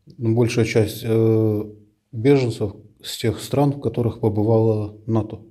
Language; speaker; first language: Russian; native; Russian